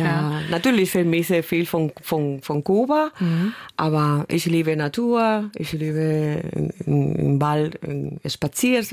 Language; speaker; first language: German; non-native, fluent; Spanish